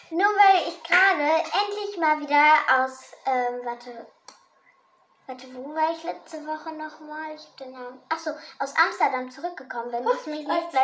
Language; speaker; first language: German; early bilingual, other home language; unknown